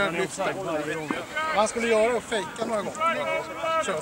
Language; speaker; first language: Swedish; native; Swedish